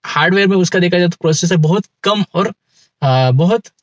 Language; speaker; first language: Hindi; native; Hindi